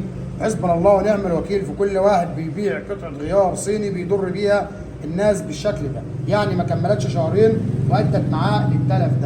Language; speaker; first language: Arabic; native; Arabic